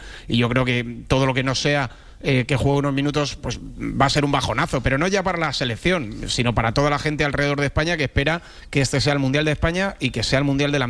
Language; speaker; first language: Spanish; native; Spanish